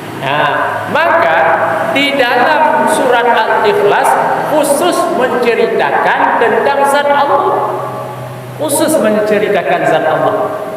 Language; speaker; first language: Malay; non-native, local second language; Achinese